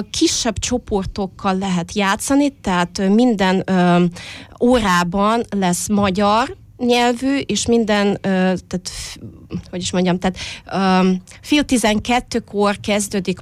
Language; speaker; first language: Hungarian; non-native, fluent; Russian